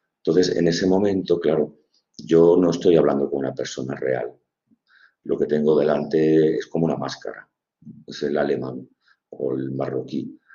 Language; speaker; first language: Spanish; native; Spanish